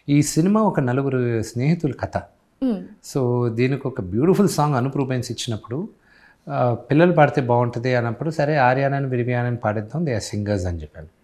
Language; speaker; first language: Telugu; native; Telugu